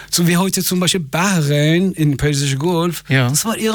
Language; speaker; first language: German; non-native, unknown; Persian